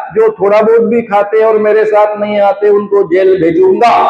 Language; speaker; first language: Hindi; non-native, local second language; Marathi